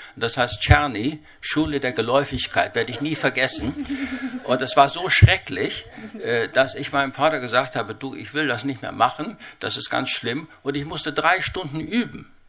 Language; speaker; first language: German; early bilingual, heritage; Chinese